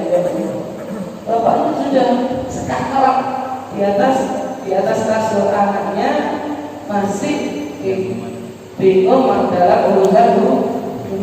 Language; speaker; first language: Indonesian; native; Indonesian